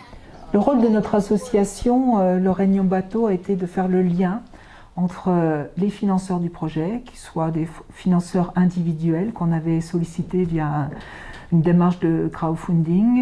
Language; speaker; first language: French; native; French